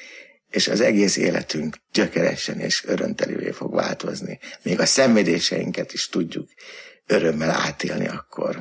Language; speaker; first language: Hungarian; native; Hungarian